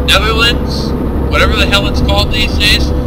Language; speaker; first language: English; native; English